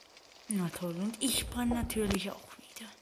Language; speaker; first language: German; native; German